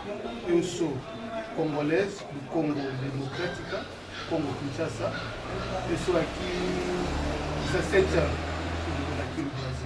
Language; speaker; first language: Portuguese; non-native, learner; Lingala